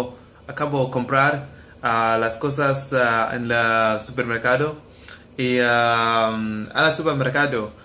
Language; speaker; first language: Spanish; non-native, learner; English